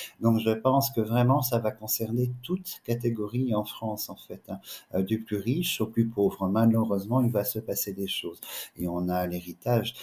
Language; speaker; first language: French; native; French